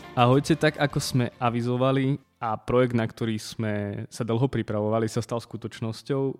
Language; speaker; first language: Slovak; native; Slovak